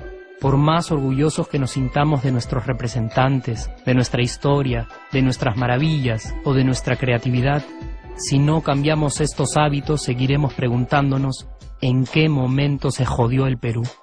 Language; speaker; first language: Spanish; native; Spanish